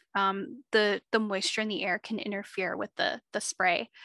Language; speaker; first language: English; native; English